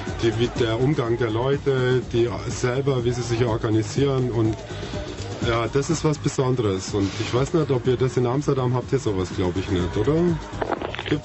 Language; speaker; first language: German; native; German